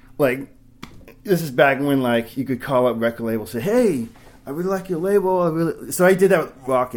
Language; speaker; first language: English; native; English